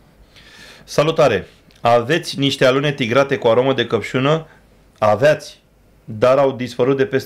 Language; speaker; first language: Romanian; native; Romanian